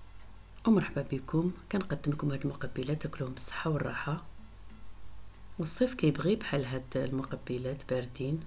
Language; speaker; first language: Arabic; native; Arabic